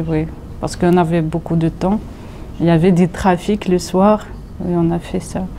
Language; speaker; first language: French; non-native, fluent; Russian